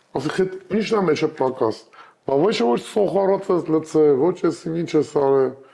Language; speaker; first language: Armenian; native; Armenian